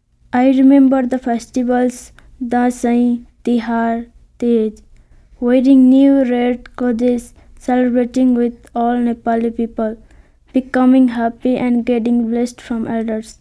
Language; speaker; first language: English; non-native, learner; Nepali